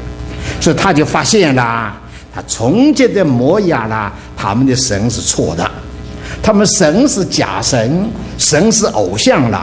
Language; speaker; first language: Chinese; native; Chinese